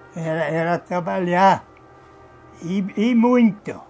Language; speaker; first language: Portuguese; non-native, fluent; German